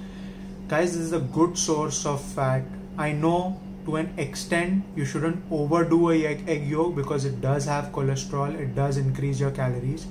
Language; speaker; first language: English; non-native, local second language; Hindi